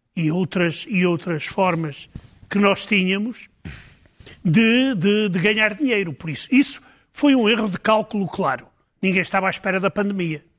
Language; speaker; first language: Portuguese; native; Portuguese